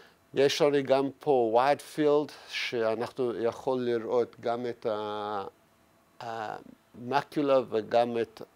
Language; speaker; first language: Hebrew; non-native, fluent; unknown